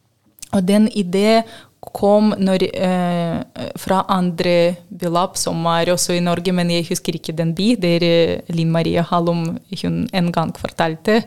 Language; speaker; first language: Norwegian; non-native, learner; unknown